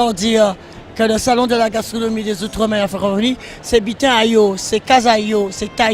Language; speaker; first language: French; native; French